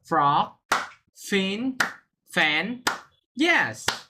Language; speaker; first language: English; non-native, fluent; Vietnamese